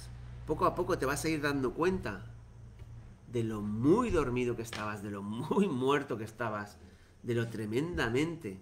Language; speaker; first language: Spanish; native; Spanish